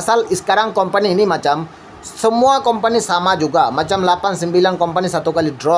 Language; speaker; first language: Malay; non-native, learner; Bangla